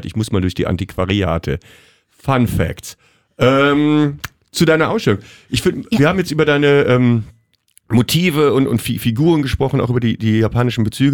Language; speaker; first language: German; native; German